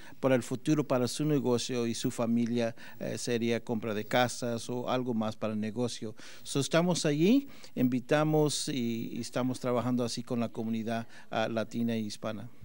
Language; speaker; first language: Spanish; early bilingual, heritage; Spanish